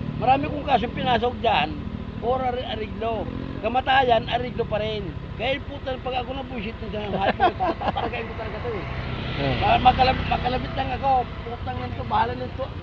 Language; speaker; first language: Filipino; non-native, local second language; Bikol